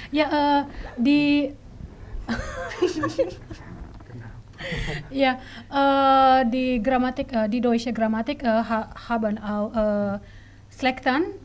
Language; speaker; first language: German; non-native, learner; Indonesian